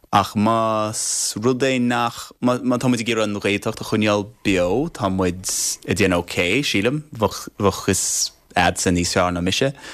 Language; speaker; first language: Irish; non-native, fluent; English